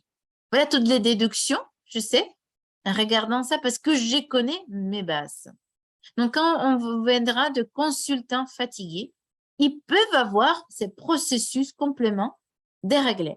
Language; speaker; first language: French; non-native, fluent; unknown